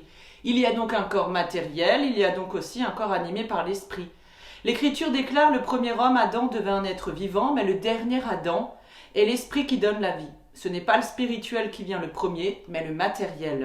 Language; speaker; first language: French; native; French